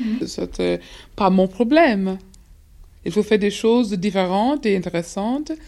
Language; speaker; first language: French; non-native, fluent; English